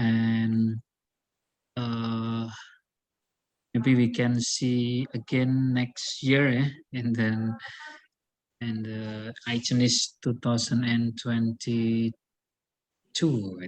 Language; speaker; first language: English; non-native, learner; Indonesian